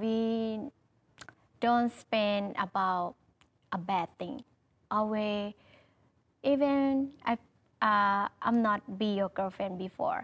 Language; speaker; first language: English; non-native, learner; Thai